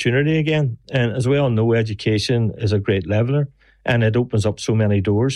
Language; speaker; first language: English; native; English